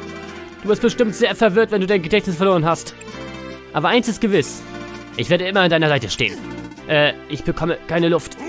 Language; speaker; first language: German; native; German